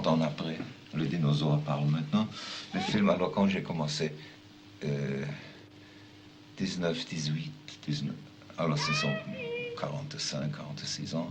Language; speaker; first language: French; non-native, fluent; German